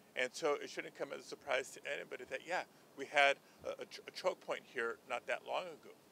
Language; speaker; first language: English; early bilingual, other home language; Spanish